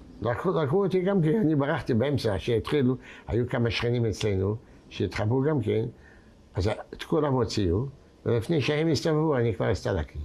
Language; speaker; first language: Hebrew; non-native, fluent; Yiddish